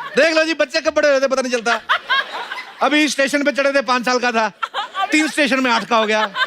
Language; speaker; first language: Hindi; non-native, local second language; Punjabi